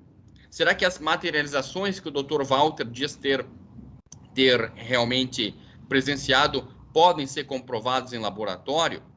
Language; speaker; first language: Portuguese; native; Portuguese